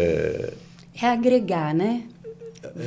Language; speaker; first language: Portuguese; native; Portuguese